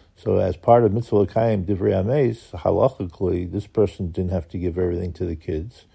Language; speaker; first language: English; native; English